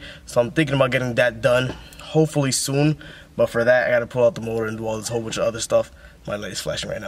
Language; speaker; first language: English; native; English